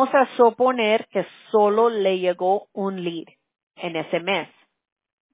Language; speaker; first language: Spanish; early bilingual, heritage; Spanish